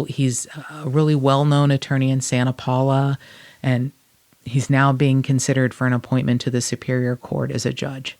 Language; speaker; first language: English; native; English